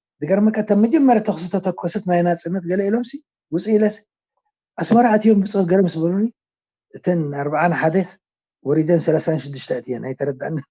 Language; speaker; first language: Tigrinya; non-native, local second language; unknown